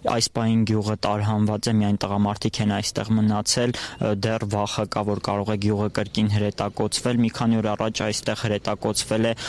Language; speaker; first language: Armenian; native; Armenian